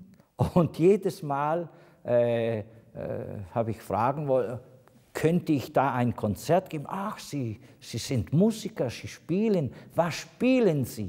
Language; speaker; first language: German; non-native, fluent; Italian